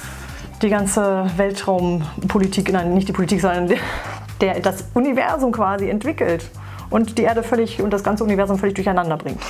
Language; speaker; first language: German; native; German